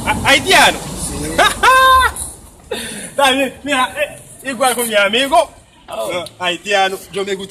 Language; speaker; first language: Spanish; non-native, learner; Haitian Creole